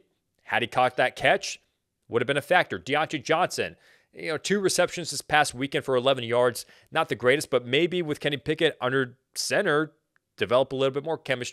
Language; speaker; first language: English; native; English